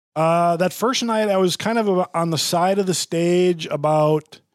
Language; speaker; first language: English; native; English